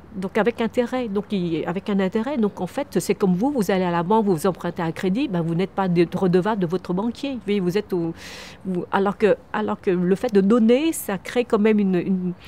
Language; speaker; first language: French; early bilingual, other home language; Vietnamese